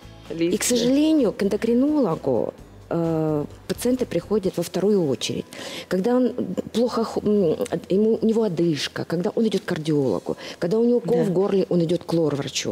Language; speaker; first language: Russian; native; Russian